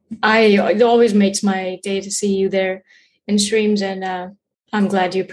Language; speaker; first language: English; non-native, local second language; Hindi